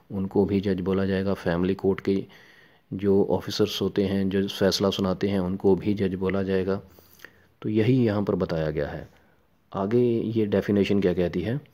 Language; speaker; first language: Hindi; non-native, local second language; Punjabi